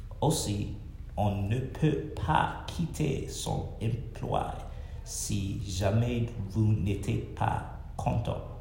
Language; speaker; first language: French; non-native, learner; English